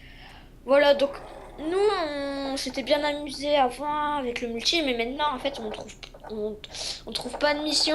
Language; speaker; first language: French; native; French